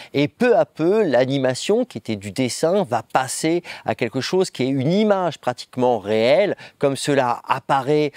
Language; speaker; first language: French; native; French